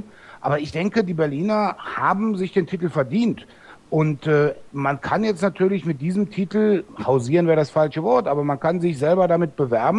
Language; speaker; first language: German; native; German